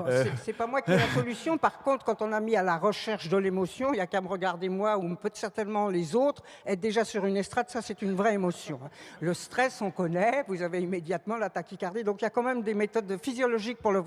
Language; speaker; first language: French; native; French